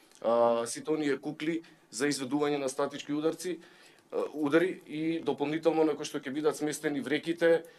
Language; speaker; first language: Macedonian; native; Macedonian